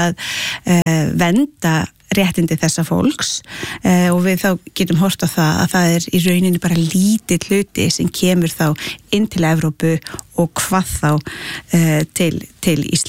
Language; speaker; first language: Icelandic; native; Icelandic